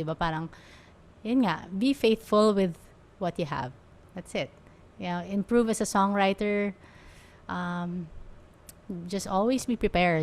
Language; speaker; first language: English; non-native, local second language; Filipino